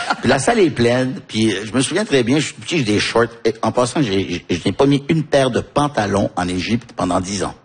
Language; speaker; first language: French; early bilingual, heritage; French